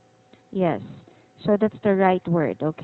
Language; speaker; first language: English; non-native, fluent; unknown